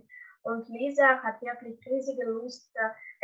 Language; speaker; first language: German; non-native, learner; Russian